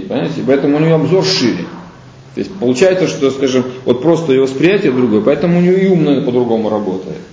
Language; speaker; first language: Russian; native; Russian